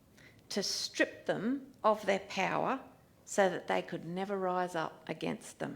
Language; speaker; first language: English; native; English